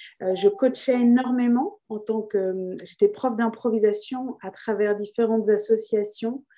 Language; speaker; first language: French; native; French